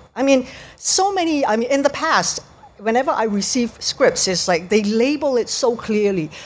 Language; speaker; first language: English; native; English